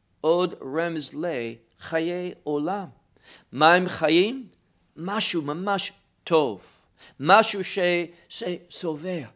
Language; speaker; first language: Hebrew; non-native, fluent; English